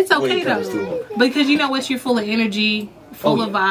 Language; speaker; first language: English; native; English